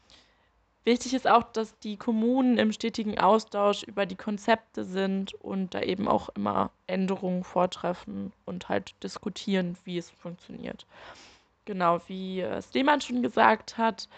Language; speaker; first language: German; native; German